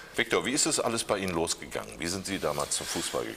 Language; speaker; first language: German; native; German